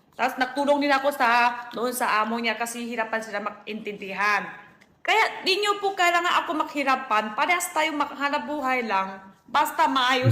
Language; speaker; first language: Filipino; non-native, learner; Chinese